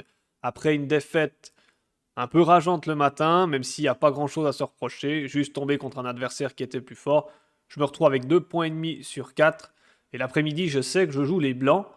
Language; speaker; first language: French; native; French